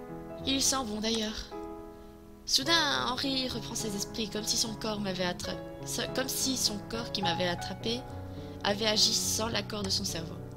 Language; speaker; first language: French; native; French